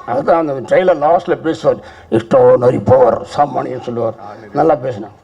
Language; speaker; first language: Tamil; native; Tamil